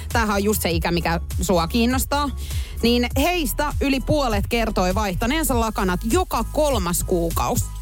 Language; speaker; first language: Finnish; native; Finnish